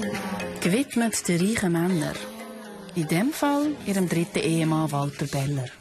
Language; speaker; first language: German; native; German